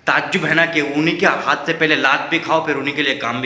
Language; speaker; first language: Hindi; native; Hindi